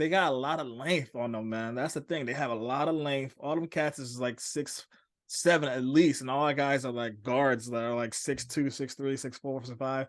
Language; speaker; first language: English; native; English